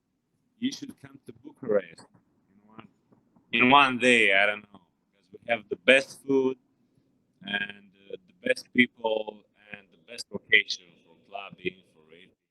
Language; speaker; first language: English; non-native, learner; Romanian